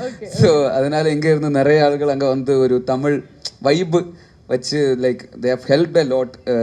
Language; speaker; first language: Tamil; non-native, learner; Malayalam